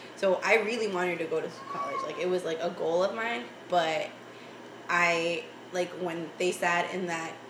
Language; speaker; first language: English; early bilingual, other home language; Spanish